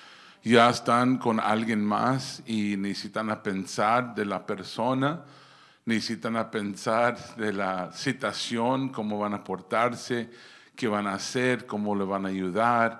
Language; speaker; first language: Spanish; early bilingual, heritage; Spanish